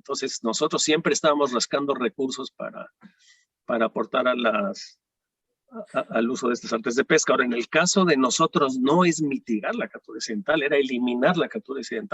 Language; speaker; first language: Spanish; native; Spanish